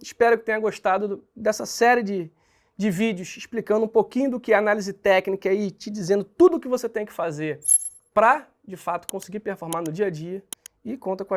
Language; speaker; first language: Portuguese; native; Portuguese